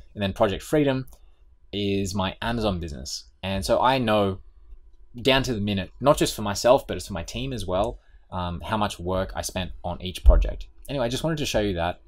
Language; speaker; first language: English; native; English